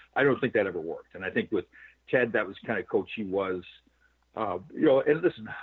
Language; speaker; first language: English; native; English